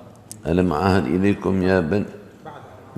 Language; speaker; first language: Arabic; native; Arabic